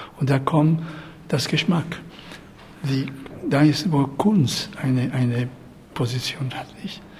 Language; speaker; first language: German; non-native, fluent; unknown